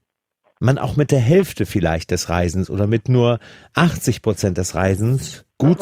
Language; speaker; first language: German; native; German